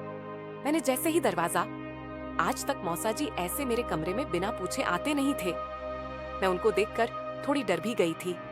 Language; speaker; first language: Hindi; native; Hindi